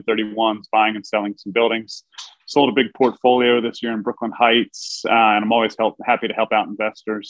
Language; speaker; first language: English; native; English